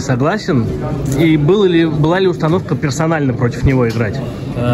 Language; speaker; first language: Russian; native; Russian